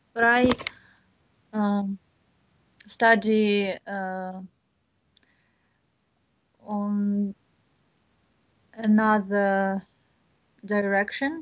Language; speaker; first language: English; non-native, learner; Bashkir